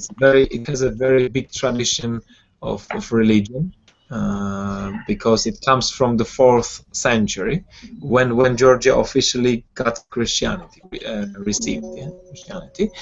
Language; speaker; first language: English; non-native, fluent; Georgian